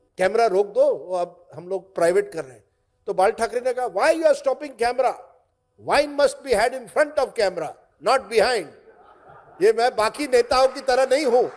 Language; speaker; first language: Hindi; non-native, local second language; Marathi